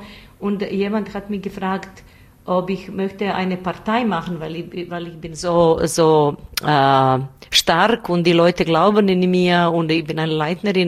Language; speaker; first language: German; non-native, learner; Bosnian